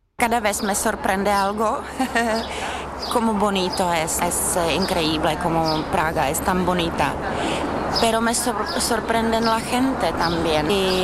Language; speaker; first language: Spanish; non-native, fluent; Czech